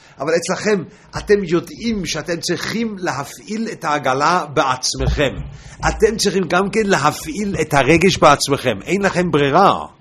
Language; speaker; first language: Hebrew; non-native, fluent; English